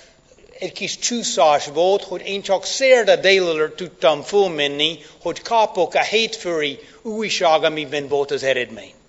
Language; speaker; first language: Hungarian; non-native, fluent; English